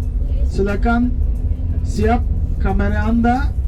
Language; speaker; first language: Indonesian; non-native, fluent; Turkish